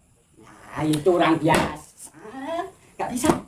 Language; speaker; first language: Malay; non-native, local second language; Javanese